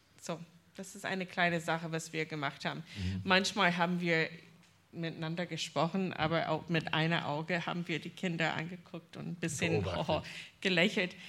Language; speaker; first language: German; non-native, fluent; English